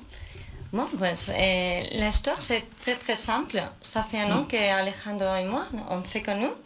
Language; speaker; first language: French; non-native, fluent; Spanish